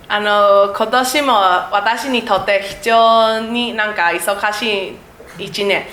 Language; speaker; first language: Japanese; non-native, learner; Chinese